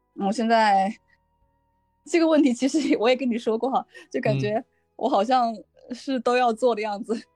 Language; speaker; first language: Chinese; native; Chinese